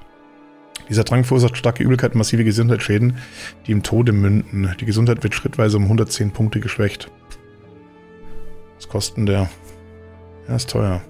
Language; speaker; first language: German; native; German